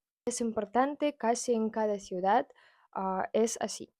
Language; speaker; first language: Spanish; non-native, fluent; Russian